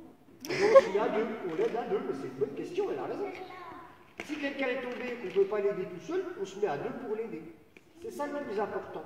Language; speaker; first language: French; native; French